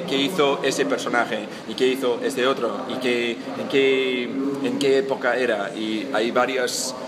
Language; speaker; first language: Spanish; non-native, fluent; English